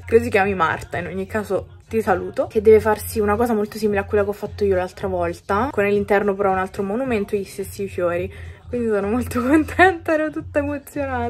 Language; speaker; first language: Italian; native; Italian